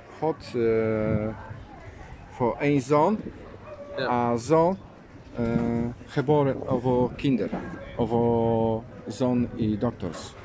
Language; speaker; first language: Dutch; non-native, learner; Polish